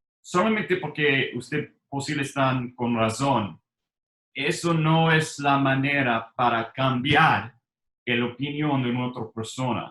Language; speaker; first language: Spanish; non-native, learner; English